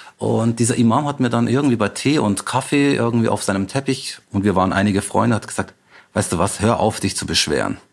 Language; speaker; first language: German; native; German